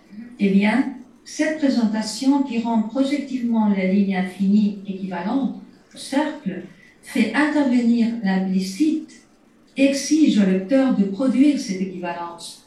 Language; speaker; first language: French; native; French